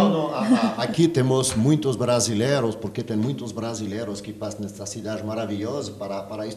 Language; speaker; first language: Spanish; non-native, learner; French